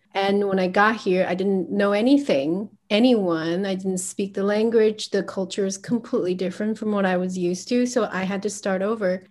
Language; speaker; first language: English; early bilingual, other home language; Chinese